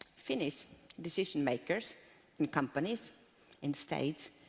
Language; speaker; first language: English; non-native, fluent; Finnish